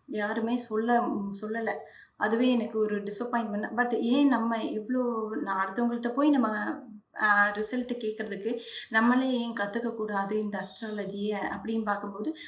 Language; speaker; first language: Tamil; non-native, local second language; Hindi